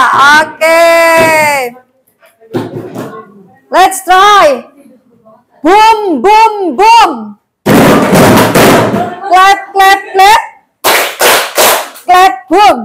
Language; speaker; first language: English; non-native, learner; Indonesian